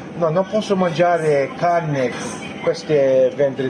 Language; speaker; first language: Italian; non-native, learner; English